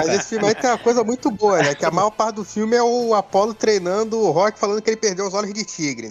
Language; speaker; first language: Portuguese; native; Portuguese